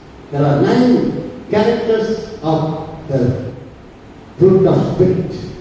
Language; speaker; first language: English; non-native, local second language; Tamil